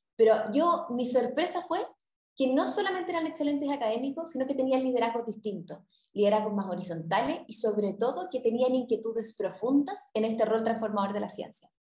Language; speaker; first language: Spanish; native; Spanish